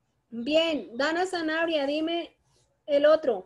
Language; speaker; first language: Spanish; native; Spanish